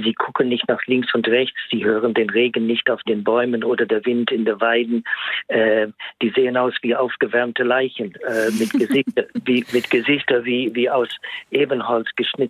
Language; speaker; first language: German; non-native, fluent; English